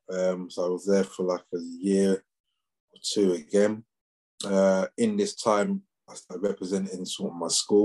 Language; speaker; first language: English; native; English